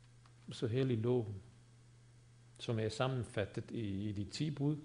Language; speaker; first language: Swedish; non-native, fluent; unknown